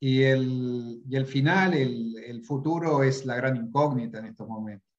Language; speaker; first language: Spanish; native; Spanish